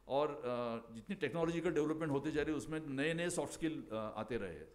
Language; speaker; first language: Hindi; non-native, local second language; Marathi